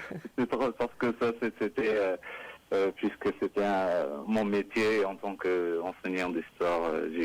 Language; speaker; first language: French; non-native, local second language; Arabic